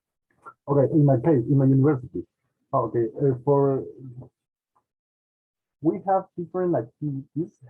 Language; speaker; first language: English; non-native, learner; Spanish